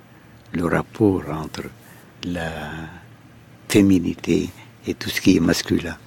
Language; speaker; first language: French; non-native, fluent; Arabic